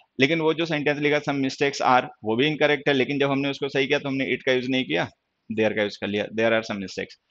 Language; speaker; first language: Hindi; native; Hindi